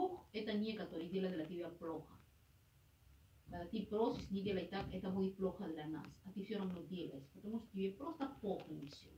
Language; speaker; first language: Russian; non-native, fluent; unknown